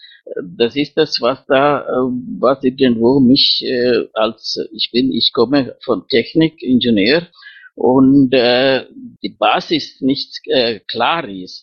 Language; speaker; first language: German; non-native, fluent; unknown